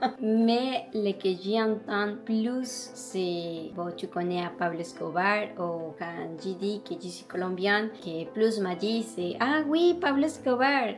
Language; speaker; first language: French; non-native, learner; Spanish